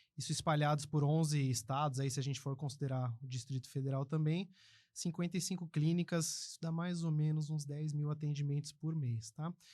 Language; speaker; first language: Portuguese; early bilingual, other home language; Spanish